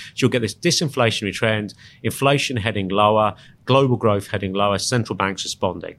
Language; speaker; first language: English; native; English